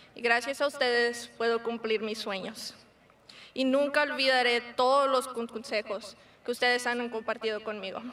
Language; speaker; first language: Spanish; early bilingual, heritage; Spanish